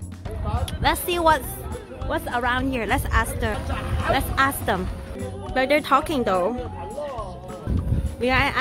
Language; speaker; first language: English; non-native, local second language; Cantonese